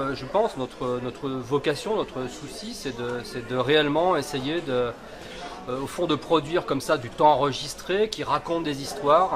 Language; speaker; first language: French; native; French